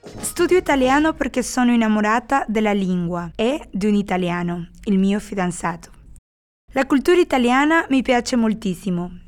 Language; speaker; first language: Italian; non-native, learner; Spanish